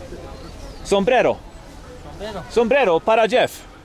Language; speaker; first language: Spanish; non-native, learner; English